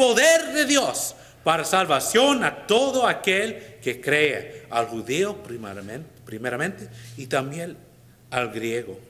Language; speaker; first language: Spanish; non-native, learner; English